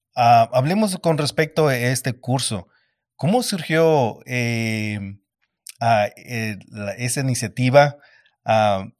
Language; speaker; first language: Spanish; native; Spanish